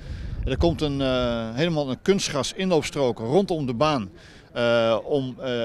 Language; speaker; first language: Dutch; native; Dutch